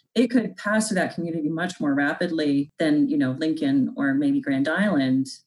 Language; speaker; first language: English; native; English